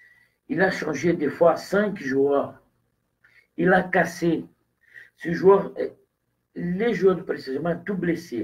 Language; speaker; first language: French; non-native, fluent; Portuguese